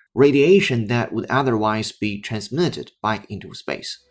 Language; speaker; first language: English; non-native, fluent; Chinese